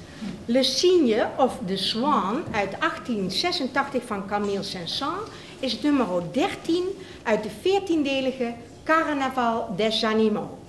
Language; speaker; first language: Dutch; native; Dutch